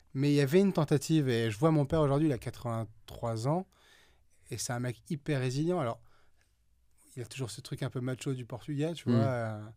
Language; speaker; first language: French; native; French